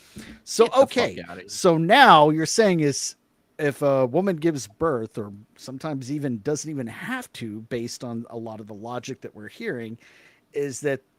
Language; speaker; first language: English; native; English